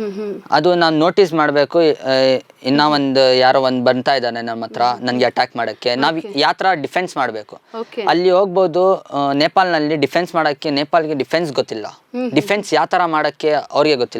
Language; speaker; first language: Kannada; non-native, local second language; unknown